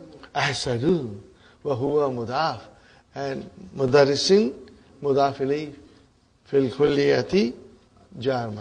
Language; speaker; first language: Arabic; non-native, fluent; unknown